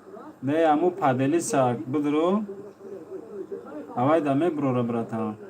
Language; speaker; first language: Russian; non-native, learner; Tajik